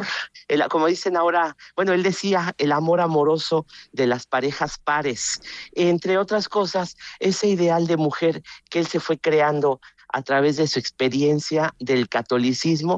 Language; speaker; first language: Spanish; native; Spanish